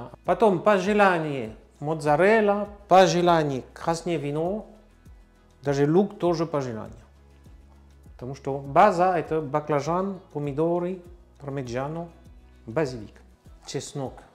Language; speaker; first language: Russian; non-native, learner; French